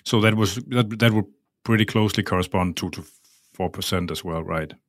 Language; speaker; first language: English; non-native, fluent; Danish